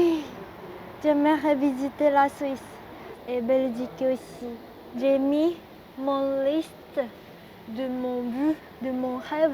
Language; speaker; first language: French; non-native, learner; Japanese